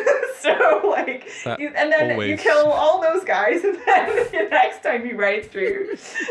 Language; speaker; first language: English; native; English